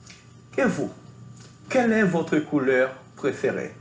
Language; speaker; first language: French; non-native, fluent; Spanish